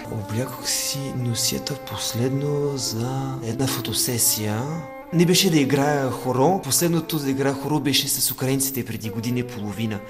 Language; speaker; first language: Bulgarian; non-native, fluent; French